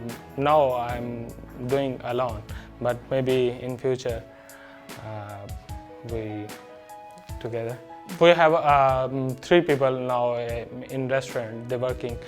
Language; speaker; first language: English; non-native, learner; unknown